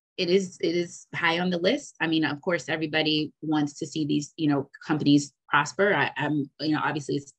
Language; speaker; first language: English; native; English